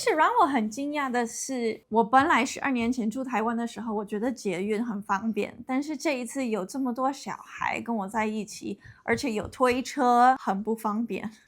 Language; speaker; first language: Chinese; non-native, fluent; English